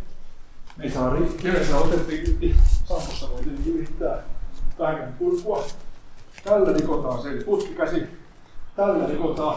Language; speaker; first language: Finnish; native; Finnish